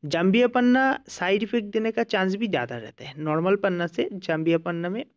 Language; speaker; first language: Hindi; non-native, local second language; Bangla